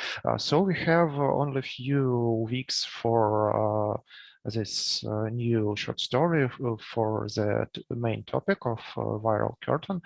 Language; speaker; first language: English; non-native, learner; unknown